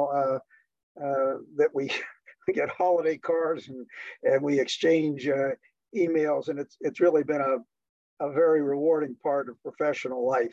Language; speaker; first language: English; native; English